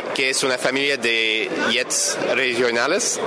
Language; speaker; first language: Spanish; non-native, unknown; French